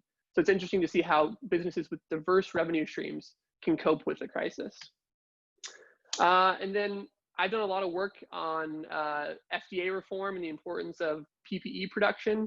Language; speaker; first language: English; native; English